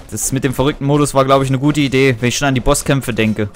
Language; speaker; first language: German; native; German